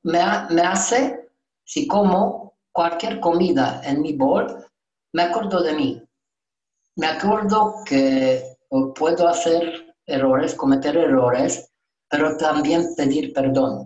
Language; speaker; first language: Spanish; non-native, learner; Romanian